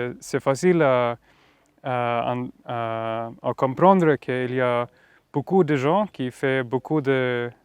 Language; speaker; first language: French; non-native, fluent; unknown